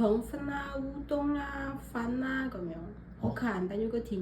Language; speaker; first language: Cantonese; non-native, learner; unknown